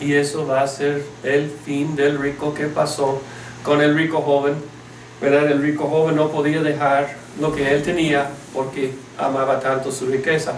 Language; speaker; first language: Spanish; non-native, fluent; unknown